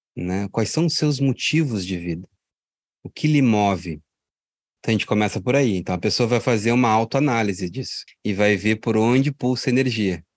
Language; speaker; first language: Portuguese; native; Portuguese